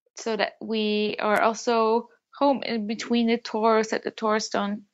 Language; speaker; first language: English; non-native, fluent; Dutch